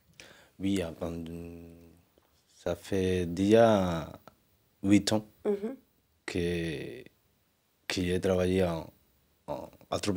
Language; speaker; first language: French; non-native, learner; Spanish